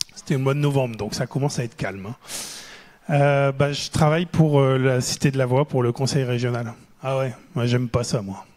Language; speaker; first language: French; native; French